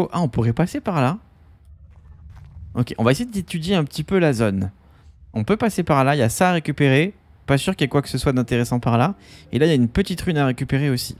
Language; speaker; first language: French; native; French